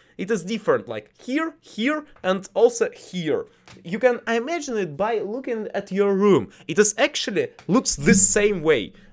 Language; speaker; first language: English; non-native, learner; Russian